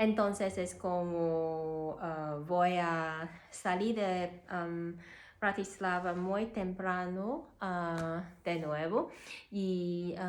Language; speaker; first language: Spanish; non-native, learner; Cantonese